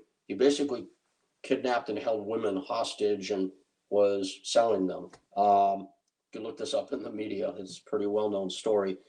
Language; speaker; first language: English; native; English